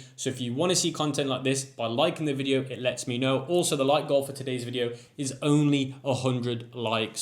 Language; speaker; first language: English; native; English